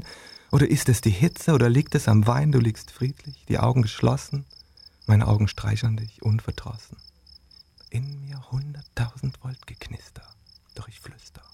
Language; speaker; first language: German; native; German